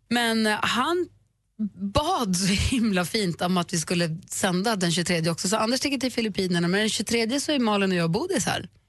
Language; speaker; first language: Swedish; native; Swedish